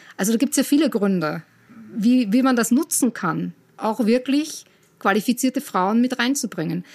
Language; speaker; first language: German; native; German